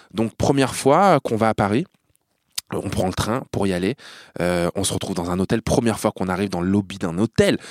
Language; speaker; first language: French; native; French